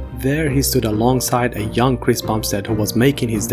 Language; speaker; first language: English; native; English